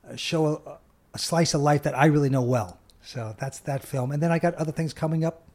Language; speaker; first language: English; native; English